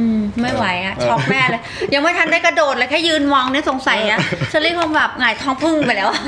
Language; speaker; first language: Thai; native; Thai